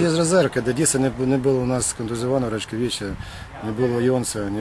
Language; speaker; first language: Polish; non-native, learner; Ukrainian